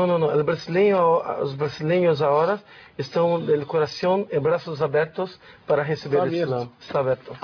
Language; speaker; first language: Spanish; non-native, learner; Portuguese